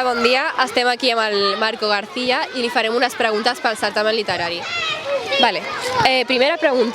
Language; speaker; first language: Catalan; native; Catalan